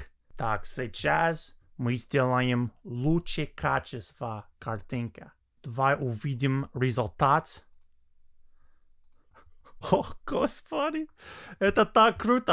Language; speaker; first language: Russian; non-native, fluent; English